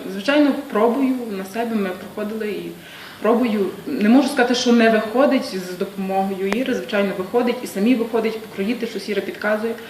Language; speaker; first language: Ukrainian; native; Ukrainian